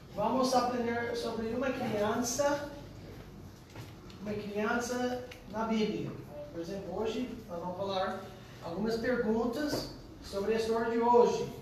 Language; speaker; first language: Portuguese; non-native, fluent; English